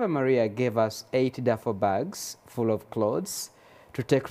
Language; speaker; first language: English; non-native, local second language; Ganda